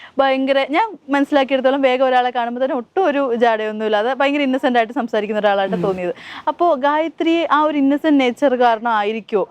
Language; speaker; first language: Malayalam; native; Malayalam